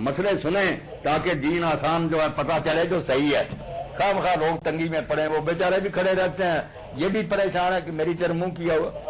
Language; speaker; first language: Urdu; non-native, local second language; Punjabi